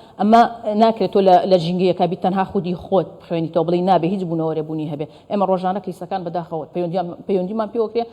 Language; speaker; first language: Central Kurdish; native; Central Kurdish